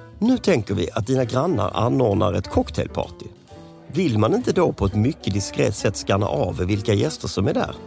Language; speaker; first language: Swedish; native; Swedish